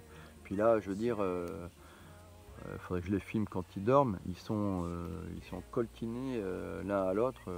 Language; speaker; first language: French; native; French